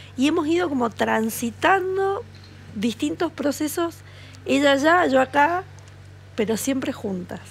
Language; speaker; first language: Spanish; native; Spanish